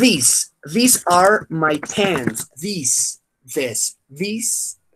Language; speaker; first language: English; non-native, fluent; Spanish